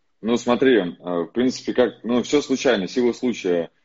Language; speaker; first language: Russian; native; Russian